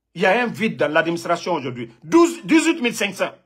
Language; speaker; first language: French; non-native, local second language; Mandingo